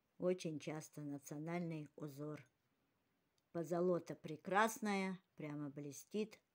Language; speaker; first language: Russian; native; Russian